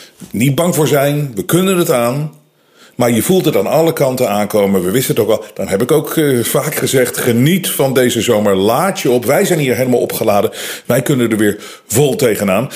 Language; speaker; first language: Dutch; native; Dutch